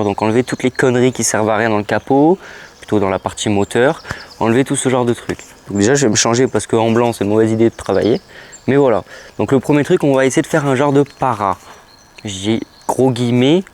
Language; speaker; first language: French; native; French